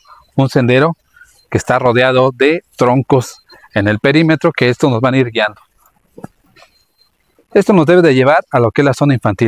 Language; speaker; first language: Spanish; native; Spanish